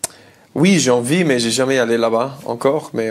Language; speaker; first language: French; non-native, learner; English